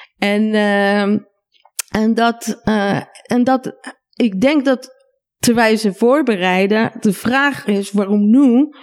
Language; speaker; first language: Dutch; non-native, fluent; Hebrew